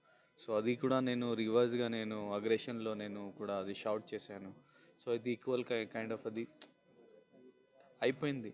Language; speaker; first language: Telugu; non-native, local second language; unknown